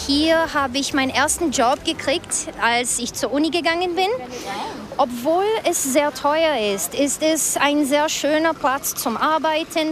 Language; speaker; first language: German; non-native, fluent; Portuguese